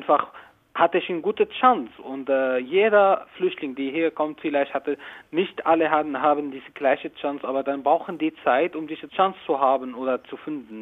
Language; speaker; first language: German; non-native, learner; Arabic